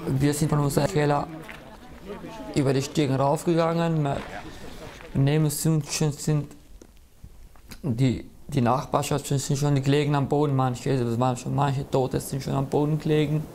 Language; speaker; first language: German; early bilingual, other home language; Kurdish